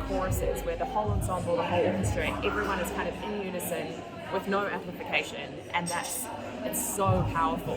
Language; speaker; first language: English; native; English